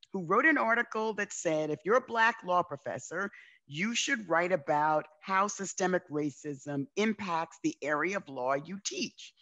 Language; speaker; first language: English; native; English